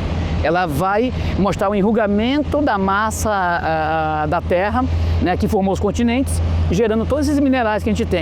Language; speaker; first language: Portuguese; native; Portuguese